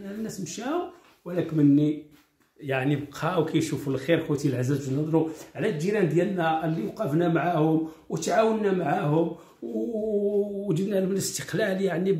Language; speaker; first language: Arabic; native; Arabic